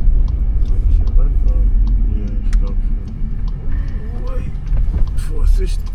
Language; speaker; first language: German; non-native, fluent; English